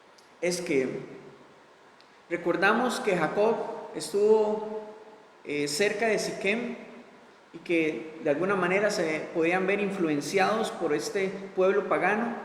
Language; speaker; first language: Spanish; native; Spanish